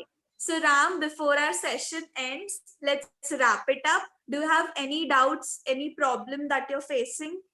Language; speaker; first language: English; non-native, local second language; Hindi